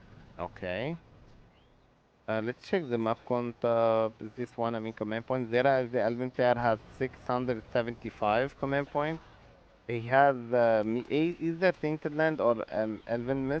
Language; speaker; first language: English; non-native, fluent; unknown